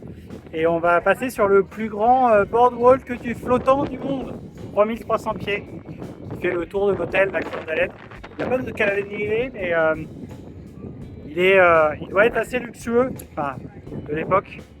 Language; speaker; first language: French; native; French